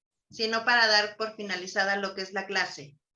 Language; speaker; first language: Spanish; native; Spanish